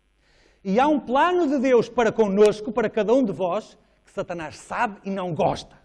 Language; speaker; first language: Portuguese; native; Portuguese